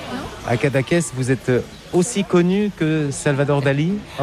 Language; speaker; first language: French; native; French